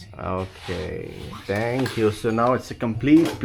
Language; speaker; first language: English; non-native, local second language; Urdu